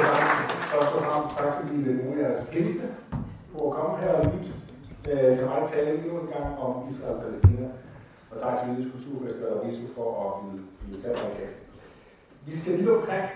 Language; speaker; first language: Danish; native; Danish